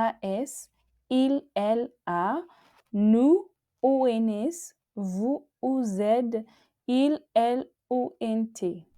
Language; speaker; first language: French; non-native, fluent; English